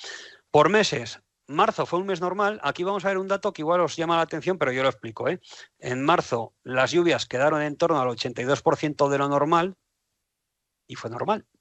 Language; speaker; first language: Spanish; native; Spanish